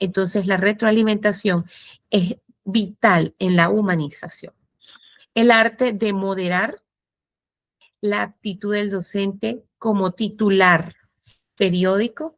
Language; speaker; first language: Spanish; native; Spanish